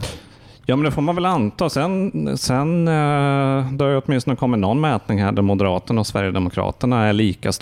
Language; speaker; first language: Swedish; native; Swedish